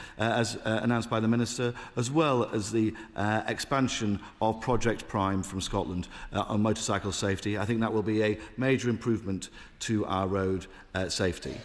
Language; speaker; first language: English; native; English